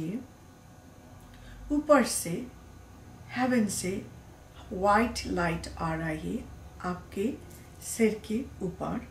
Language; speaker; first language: Hindi; non-native, learner; Bangla